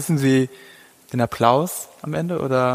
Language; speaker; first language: German; native; German